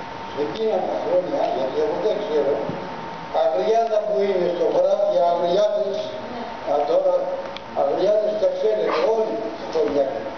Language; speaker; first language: Greek; early bilingual, other home language; Turkish